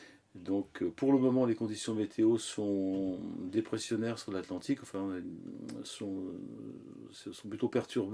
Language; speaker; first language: French; native; French